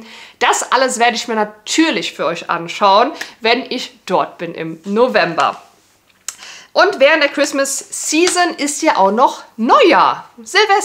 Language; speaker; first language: German; native; German